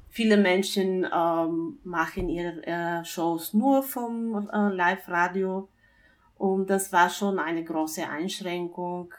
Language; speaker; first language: German; non-native, fluent; Bulgarian